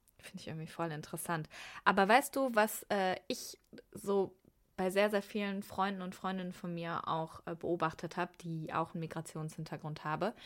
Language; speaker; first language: German; early bilingual, other home language; Persian